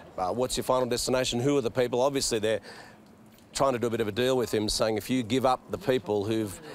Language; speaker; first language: English; native; English